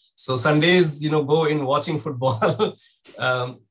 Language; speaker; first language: English; non-native, local second language; Hindi